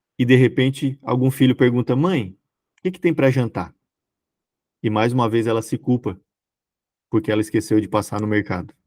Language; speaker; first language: Portuguese; native; Portuguese